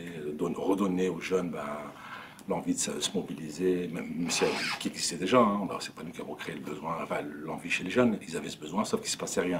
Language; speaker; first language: French; native; French